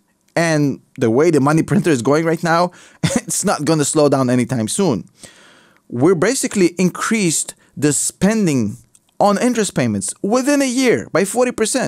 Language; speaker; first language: English; native; English